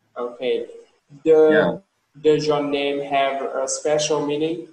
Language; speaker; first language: English; non-native, learner; Vietnamese